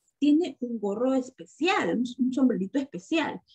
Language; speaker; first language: Spanish; native; Spanish